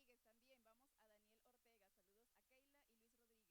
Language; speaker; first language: Spanish; native; Spanish